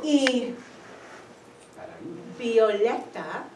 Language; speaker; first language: Spanish; non-native, fluent; English